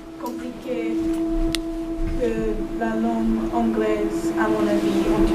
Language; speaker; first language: French; non-native, learner; English